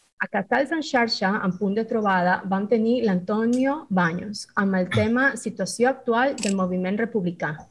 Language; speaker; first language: Catalan; non-native, fluent; Spanish